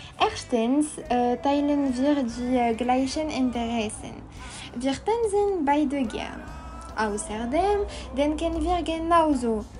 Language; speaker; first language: German; non-native, learner; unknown